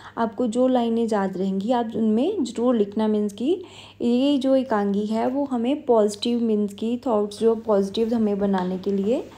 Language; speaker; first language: Hindi; non-native, local second language; Punjabi